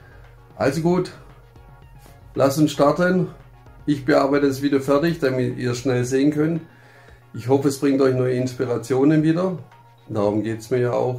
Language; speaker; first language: German; native; German